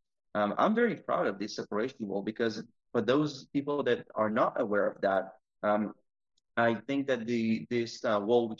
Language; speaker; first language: English; non-native, fluent; Hebrew